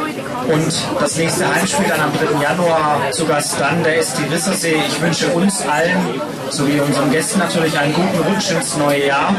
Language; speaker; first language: German; native; German